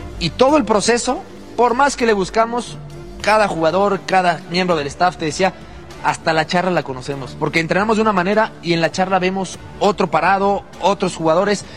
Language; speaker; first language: Spanish; native; Spanish